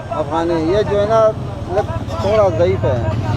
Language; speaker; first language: Hindi; non-native, learner; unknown